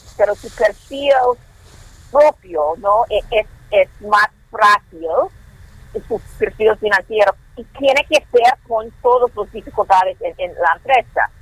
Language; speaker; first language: Spanish; non-native, fluent; English